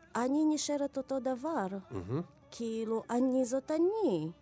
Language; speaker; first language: Hebrew; non-native, fluent; Ukrainian